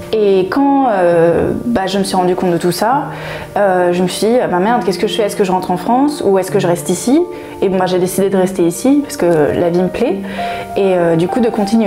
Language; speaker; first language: French; native; French